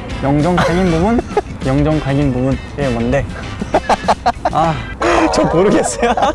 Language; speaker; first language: Korean; non-native, fluent; Uzbek